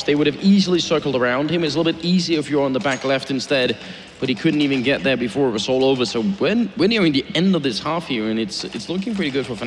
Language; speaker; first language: English; non-native, fluent; Swedish